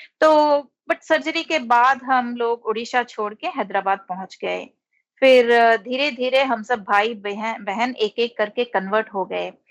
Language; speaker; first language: Hindi; non-native, local second language; Telugu